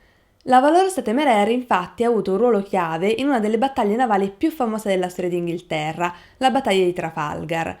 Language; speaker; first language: Italian; native; Italian